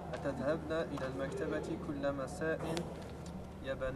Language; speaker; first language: Arabic; non-native, learner; French